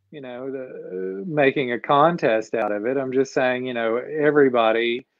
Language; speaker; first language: English; native; English